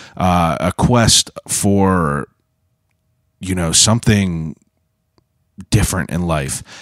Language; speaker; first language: English; native; English